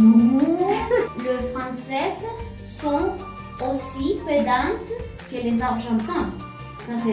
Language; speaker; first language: French; non-native, learner; Spanish